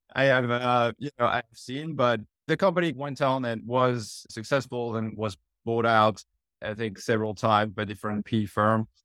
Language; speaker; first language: English; non-native, fluent; French